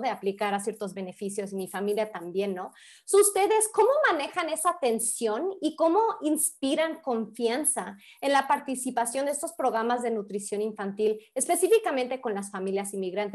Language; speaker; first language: Spanish; early bilingual, heritage; Spanish